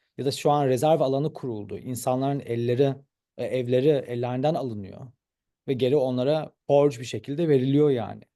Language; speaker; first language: Turkish; early bilingual, heritage; Turkish